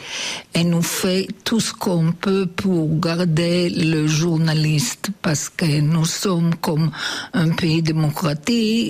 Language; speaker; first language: French; non-native, learner; Hebrew